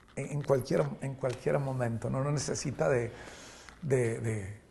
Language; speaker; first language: Spanish; native; Spanish